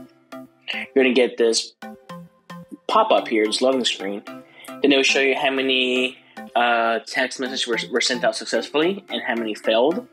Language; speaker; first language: English; native; English